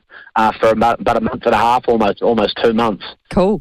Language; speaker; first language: English; native; English